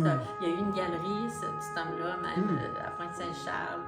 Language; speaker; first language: French; native; French